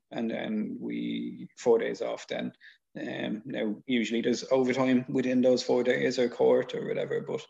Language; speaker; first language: English; native; English